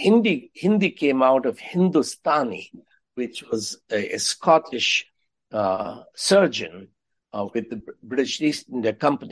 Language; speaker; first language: English; non-native, local second language; Hindi